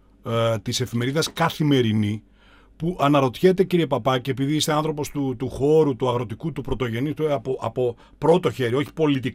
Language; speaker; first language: Greek; native; Greek